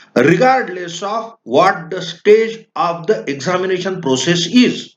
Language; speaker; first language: English; non-native, local second language; Marathi